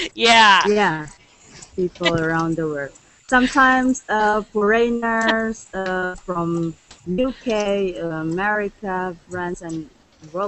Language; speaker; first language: English; non-native, learner; Indonesian